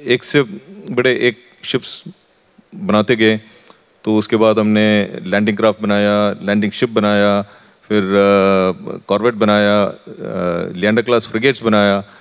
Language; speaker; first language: Hindi; native; Hindi